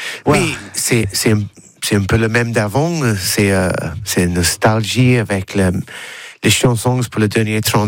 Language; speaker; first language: French; non-native, learner; English